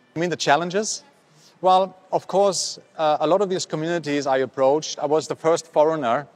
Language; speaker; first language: English; non-native, fluent; German